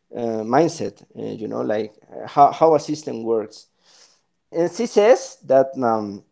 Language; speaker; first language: English; non-native, fluent; Spanish